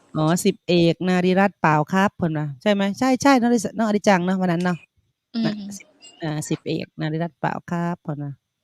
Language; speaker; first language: Thai; native; Thai